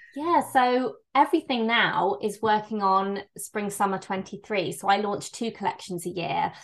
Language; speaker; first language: English; native; English